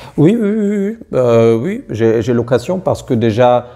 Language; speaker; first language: French; non-native, fluent; German